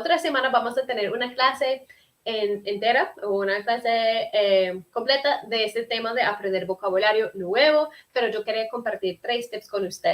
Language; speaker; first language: Spanish; non-native, fluent; English